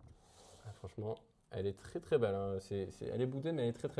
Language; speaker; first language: French; native; French